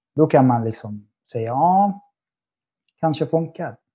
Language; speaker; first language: Swedish; non-native, fluent; Arabic